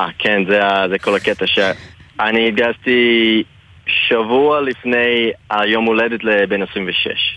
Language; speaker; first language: Hebrew; non-native, fluent; English